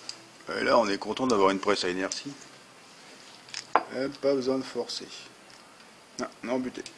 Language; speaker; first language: French; native; French